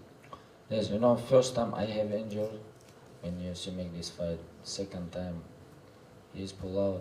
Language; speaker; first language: English; non-native, learner; Russian